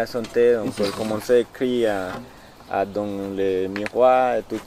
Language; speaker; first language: French; non-native, learner; Spanish